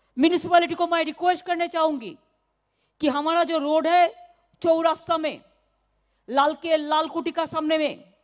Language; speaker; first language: Hindi; non-native, local second language; Bangla